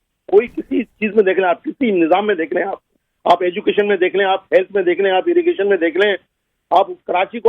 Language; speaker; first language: Urdu; native; Urdu